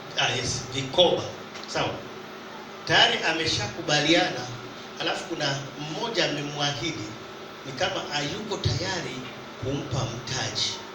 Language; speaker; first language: Swahili; native; Swahili